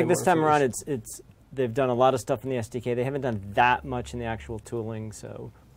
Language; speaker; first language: English; native; English